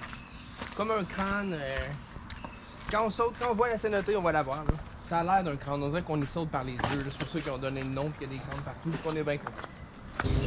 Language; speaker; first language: French; native; French